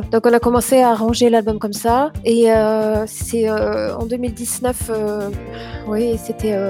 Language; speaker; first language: French; non-native, fluent; Swedish